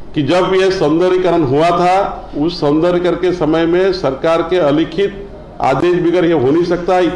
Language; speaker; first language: Hindi; non-native, local second language; Marathi